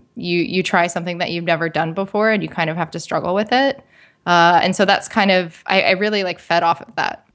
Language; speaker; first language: English; native; English